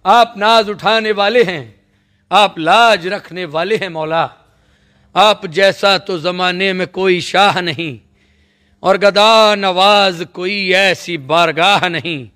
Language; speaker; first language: Urdu; native; Urdu